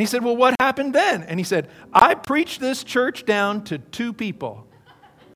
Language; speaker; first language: English; native; English